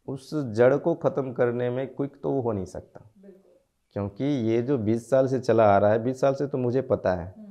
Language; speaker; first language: Hindi; native; Hindi